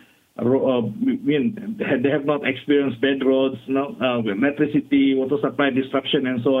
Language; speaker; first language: English; non-native, local second language; Malay